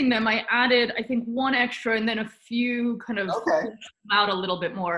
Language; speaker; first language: English; early bilingual, other home language; Romanian